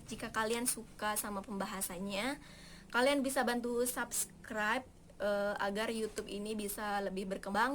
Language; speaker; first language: Indonesian; native; Indonesian